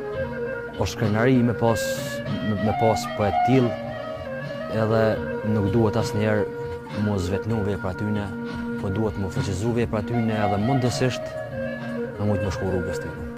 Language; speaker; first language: Albanian; native; Albanian